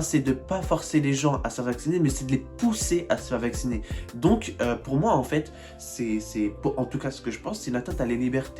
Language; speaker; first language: French; native; French